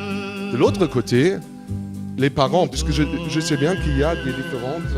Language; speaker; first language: French; non-native, fluent; German